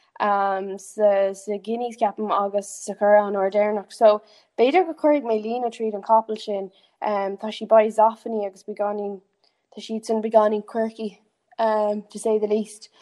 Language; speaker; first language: Irish; non-native, local second language; English